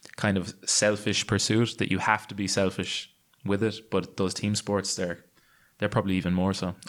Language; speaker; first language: English; native; English